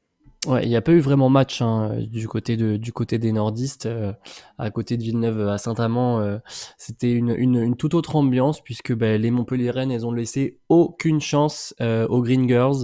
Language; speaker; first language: French; native; French